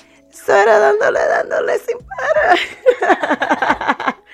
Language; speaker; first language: Spanish; early bilingual, heritage; Spanish